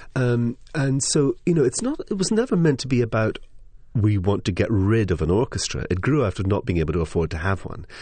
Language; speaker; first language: English; native; English